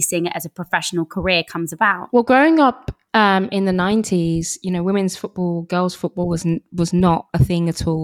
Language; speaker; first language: English; native; English